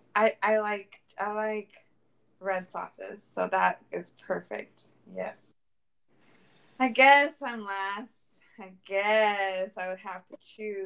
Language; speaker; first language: English; early bilingual, other home language; Spanish